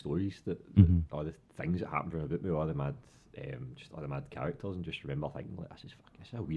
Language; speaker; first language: English; non-native, local second language; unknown